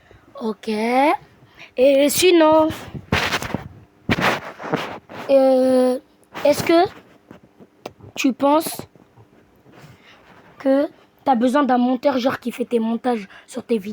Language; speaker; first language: French; native; French